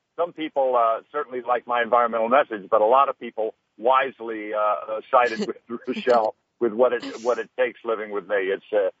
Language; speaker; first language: English; native; English